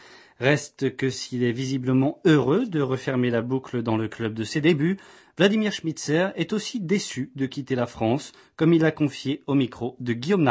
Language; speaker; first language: French; native; French